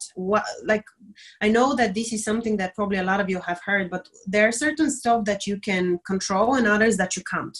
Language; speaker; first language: English; non-native, fluent; Bulgarian